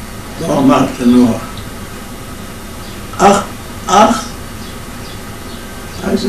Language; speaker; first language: Hebrew; non-native, fluent; Yiddish